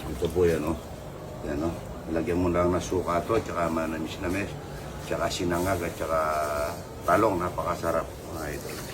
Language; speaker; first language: Filipino; native; Filipino